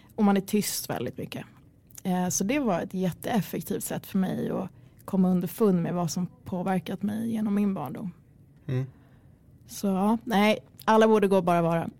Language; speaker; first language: Swedish; early bilingual, other home language; Kurdish